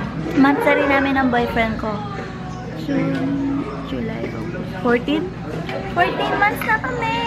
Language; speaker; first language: Filipino; native; Filipino